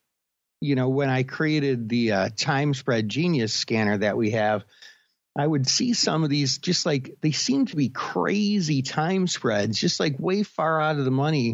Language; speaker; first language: English; native; English